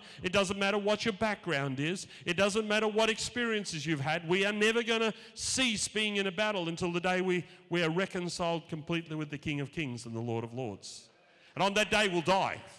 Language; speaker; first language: English; native; English